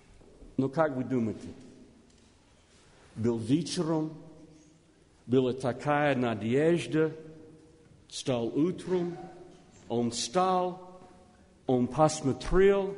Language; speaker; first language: Russian; non-native, learner; English